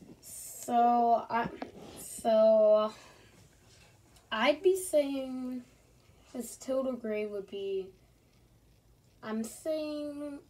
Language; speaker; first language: English; native; English